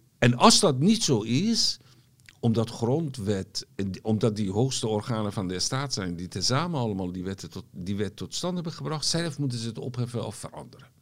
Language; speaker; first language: Dutch; non-native, fluent; Persian